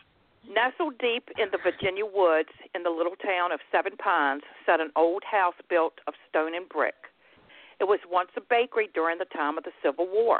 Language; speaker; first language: English; native; English